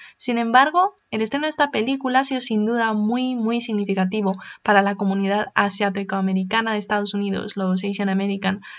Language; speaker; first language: Spanish; early bilingual, other home language; Chinese